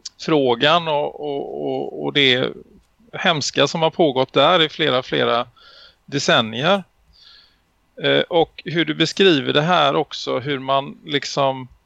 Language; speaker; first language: Swedish; native; Swedish